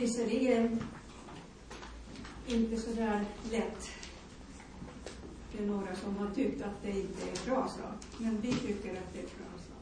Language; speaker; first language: Swedish; non-native, local second language; Finnish